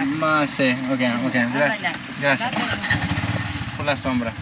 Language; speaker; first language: Spanish; non-native, learner; English